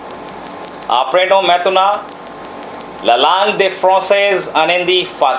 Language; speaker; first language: French; non-native, fluent; Hindi